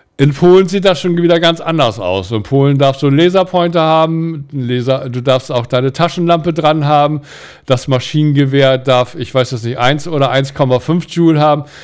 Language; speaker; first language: German; native; German